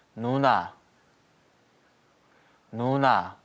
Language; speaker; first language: Korean; non-native, learner; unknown